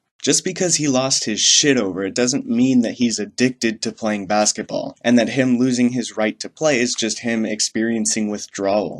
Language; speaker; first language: English; native; English